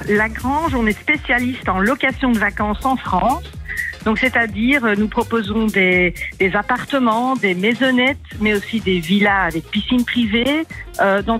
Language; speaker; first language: French; native; French